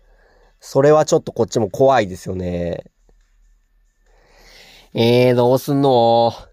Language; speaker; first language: Japanese; native; Japanese